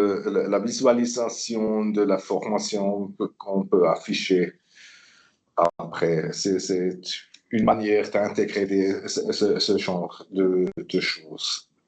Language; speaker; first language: French; non-native, local second language; German